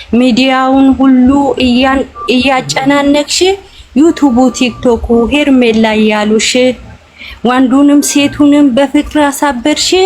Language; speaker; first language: Amharic; non-native, local second language; Oromo